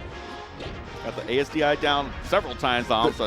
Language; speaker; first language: English; native; English